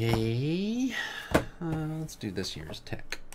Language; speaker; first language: English; native; English